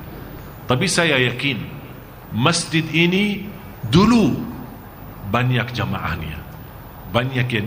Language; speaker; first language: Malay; non-native, fluent; Arabic